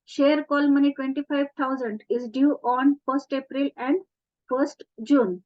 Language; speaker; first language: Hindi; non-native, local second language; Marathi